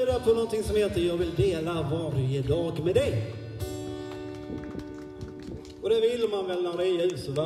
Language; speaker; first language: Swedish; native; Swedish